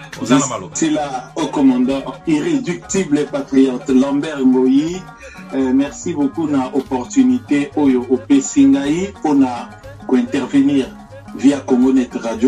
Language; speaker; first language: French; non-native, fluent; Lingala